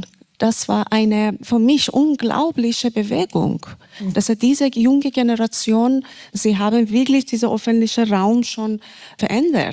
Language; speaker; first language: German; non-native, learner; Persian